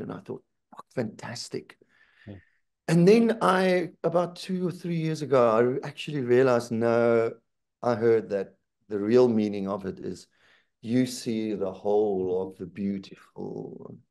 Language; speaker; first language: English; non-native, local second language; Afrikaans